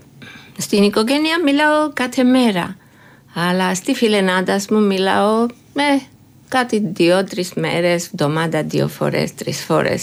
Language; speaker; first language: Greek; non-native, learner; Georgian